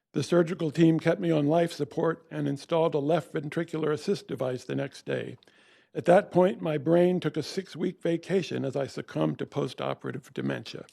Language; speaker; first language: English; native; English